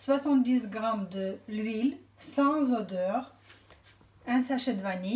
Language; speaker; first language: French; non-native, fluent; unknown